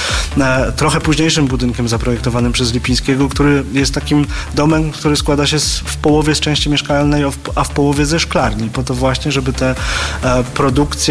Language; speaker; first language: Polish; native; Polish